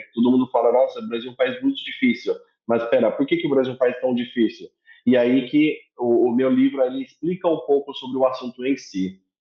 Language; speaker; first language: Portuguese; early bilingual, other home language; Korean